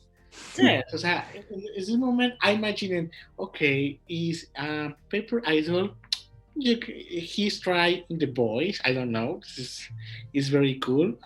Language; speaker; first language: English; non-native, learner; Spanish